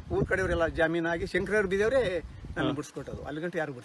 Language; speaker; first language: Kannada; native; Kannada